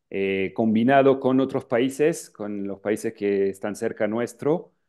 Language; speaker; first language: Spanish; non-native, fluent; French